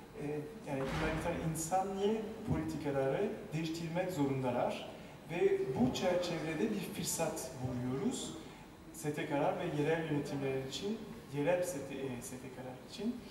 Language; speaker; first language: Turkish; non-native, fluent; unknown